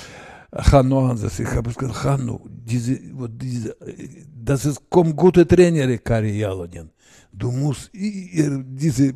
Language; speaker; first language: German; non-native, learner; Russian